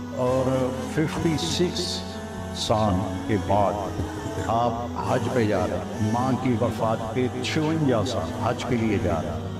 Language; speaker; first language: Urdu; non-native, local second language; Punjabi